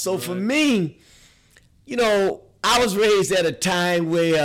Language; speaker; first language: English; native; English